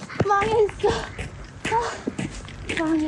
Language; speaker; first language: Korean; non-native, fluent; Arabic